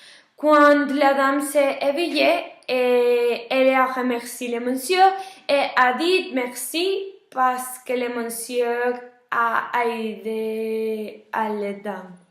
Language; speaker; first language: French; non-native, learner; Spanish